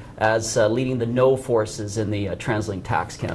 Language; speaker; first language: English; native; English